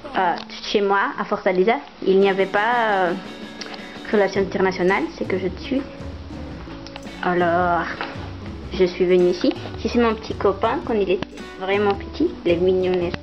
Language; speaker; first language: French; non-native, learner; Portuguese